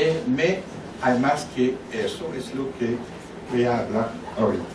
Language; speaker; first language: Spanish; non-native, learner; French